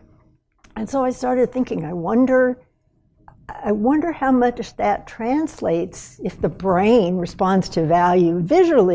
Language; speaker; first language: English; native; English